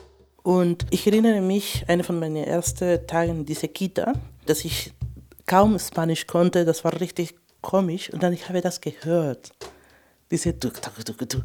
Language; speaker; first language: German; non-native, fluent; Spanish